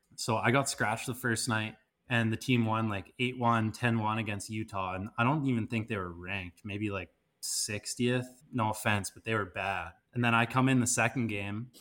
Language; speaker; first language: English; native; English